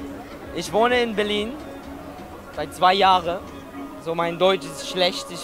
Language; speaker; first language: German; non-native, learner; Turkish